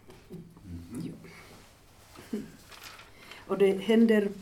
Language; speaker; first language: Swedish; non-native, fluent; Finnish